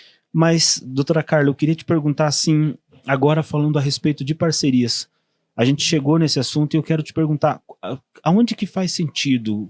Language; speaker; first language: Portuguese; native; Portuguese